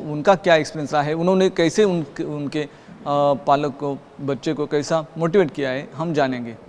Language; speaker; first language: Hindi; native; Hindi